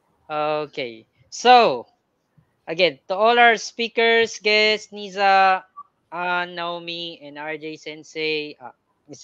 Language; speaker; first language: English; non-native, local second language; Filipino